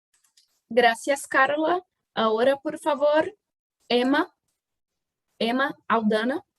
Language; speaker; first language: Spanish; non-native, fluent; Portuguese